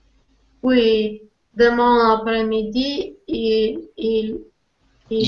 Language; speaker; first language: French; non-native, learner; Russian